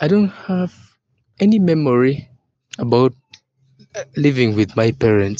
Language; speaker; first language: English; non-native, local second language; Ganda